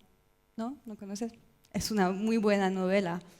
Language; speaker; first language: Spanish; non-native, learner; French